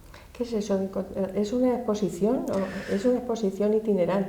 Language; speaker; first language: Spanish; native; Spanish